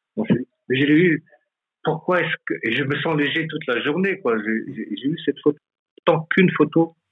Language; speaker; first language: French; non-native, local second language; Malagasy